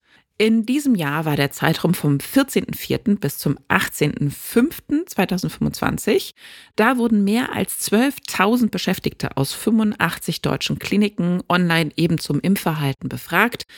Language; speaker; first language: German; native; German